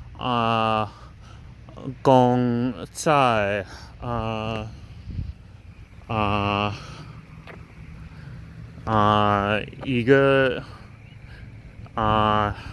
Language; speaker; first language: Chinese; non-native, learner; English